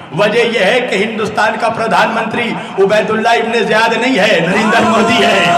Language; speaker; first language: Urdu; native; Urdu